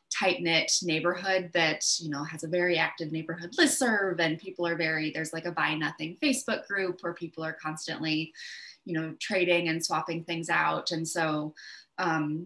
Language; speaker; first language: English; native; English